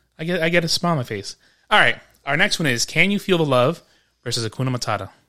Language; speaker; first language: English; early bilingual, other home language; Spanish